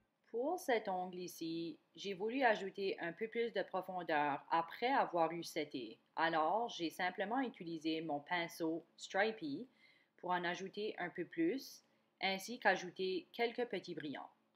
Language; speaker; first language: French; native; French